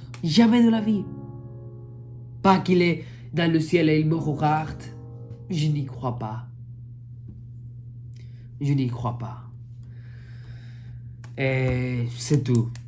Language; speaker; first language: French; non-native, fluent; Spanish